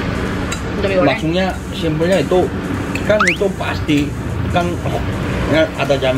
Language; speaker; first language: Indonesian; non-native, fluent; Korean